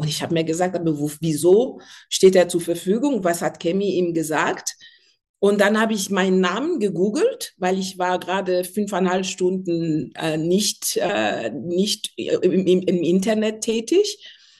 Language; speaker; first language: German; non-native, fluent; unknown